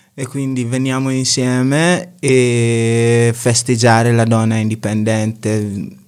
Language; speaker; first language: Italian; non-native, fluent; Akan